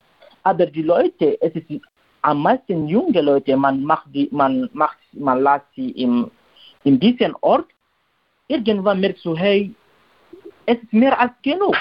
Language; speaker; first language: German; non-native, learner; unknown